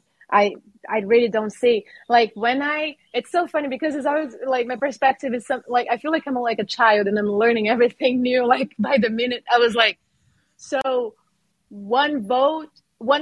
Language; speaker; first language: English; non-native, fluent; Portuguese